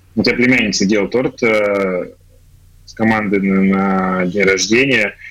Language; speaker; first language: Russian; native; Russian